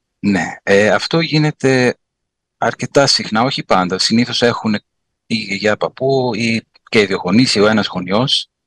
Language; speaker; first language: Greek; early bilingual, heritage; Greek